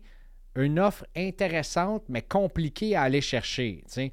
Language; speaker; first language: French; native; French